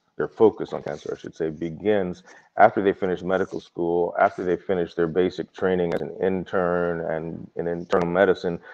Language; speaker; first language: English; native; English